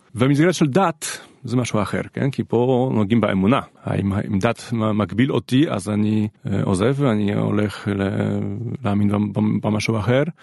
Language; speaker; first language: Hebrew; non-native, fluent; Polish